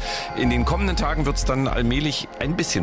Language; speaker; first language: German; native; German